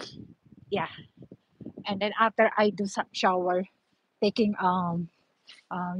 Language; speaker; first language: English; non-native, learner; Filipino